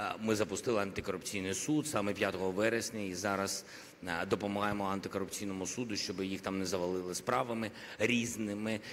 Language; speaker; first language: Ukrainian; non-native, local second language; Russian